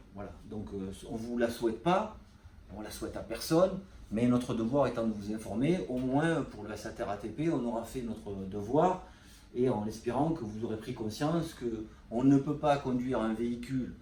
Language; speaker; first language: French; native; French